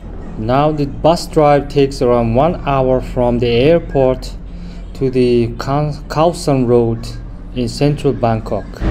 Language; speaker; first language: English; non-native, fluent; Mongolian